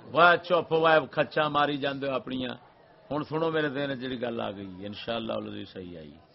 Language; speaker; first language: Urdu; non-native, local second language; Punjabi